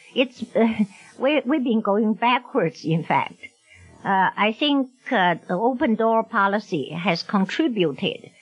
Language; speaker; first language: English; non-native, fluent; Chinese